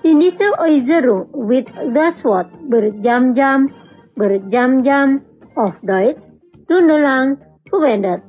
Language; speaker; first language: German; non-native, fluent; Indonesian